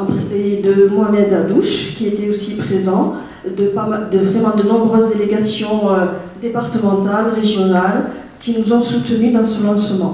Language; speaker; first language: French; native; French